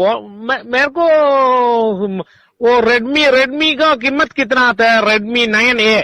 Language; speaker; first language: Hindi; non-native, local second language; Malayalam